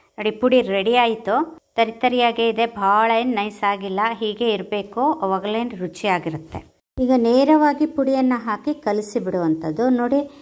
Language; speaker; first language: Kannada; non-native, local second language; Konkani